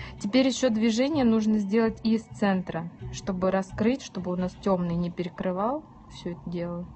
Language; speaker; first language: Russian; native; Russian